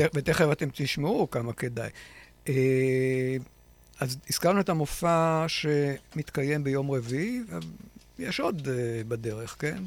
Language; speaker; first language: Hebrew; native; Hebrew